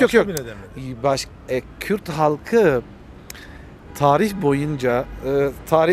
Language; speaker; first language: Turkish; non-native, fluent; Armenian